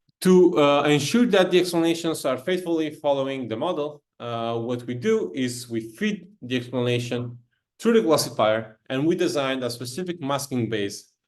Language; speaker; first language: English; non-native, fluent; Italian